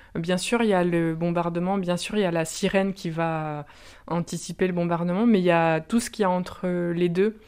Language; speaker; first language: French; native; French